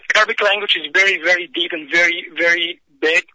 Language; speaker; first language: English; non-native, fluent; Arabic